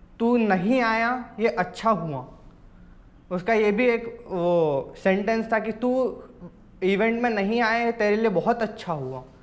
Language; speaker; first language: Hindi; native; Hindi